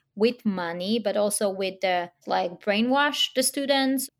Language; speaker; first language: English; non-native, fluent; Hebrew